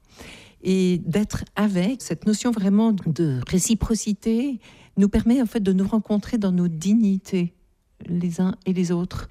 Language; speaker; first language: French; native; French